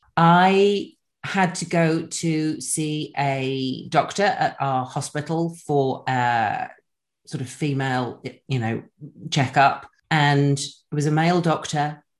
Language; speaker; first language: English; native; English